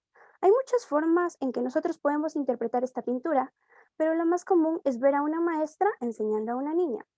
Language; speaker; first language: Spanish; native; Spanish